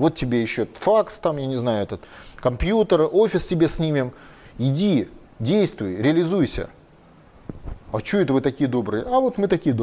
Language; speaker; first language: Russian; native; Russian